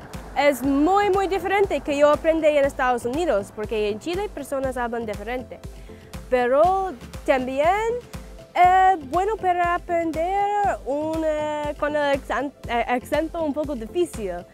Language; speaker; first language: Spanish; non-native, learner; English